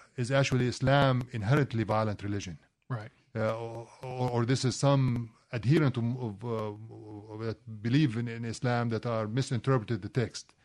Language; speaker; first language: English; non-native, fluent; Arabic